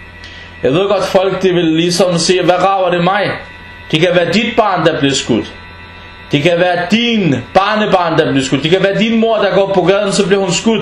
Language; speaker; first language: Danish; early bilingual, other home language; Arabic